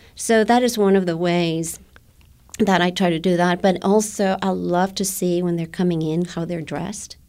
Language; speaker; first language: English; non-native, fluent; Spanish